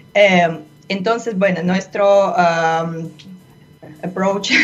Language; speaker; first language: Spanish; non-native, fluent; Russian